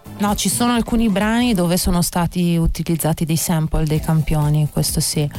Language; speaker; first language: Italian; native; Italian